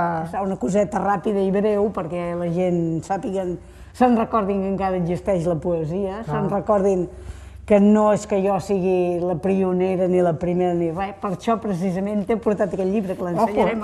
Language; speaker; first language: Catalan; native; Catalan